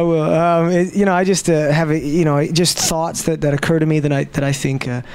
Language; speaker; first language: English; native; English